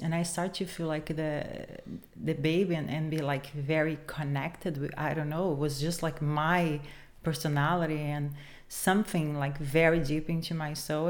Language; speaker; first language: English; non-native, fluent; Portuguese